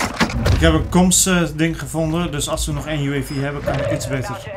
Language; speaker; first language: Dutch; early bilingual, other home language; Turkish